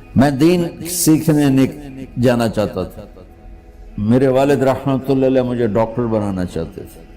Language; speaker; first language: Urdu; non-native, local second language; Punjabi